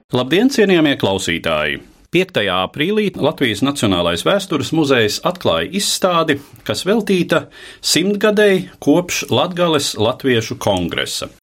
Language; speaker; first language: Latvian; native; Latvian